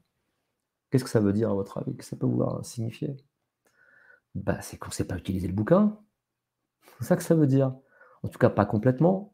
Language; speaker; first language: French; native; French